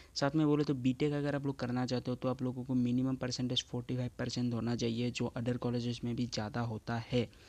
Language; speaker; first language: Hindi; non-native, local second language; Assamese